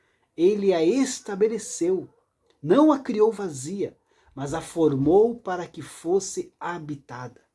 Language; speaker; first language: Portuguese; native; Portuguese